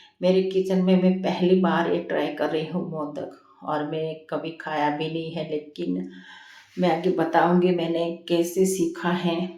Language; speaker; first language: Hindi; non-native, local second language; Gujarati